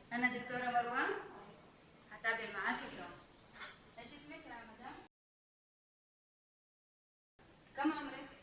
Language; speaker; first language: Arabic; native; Arabic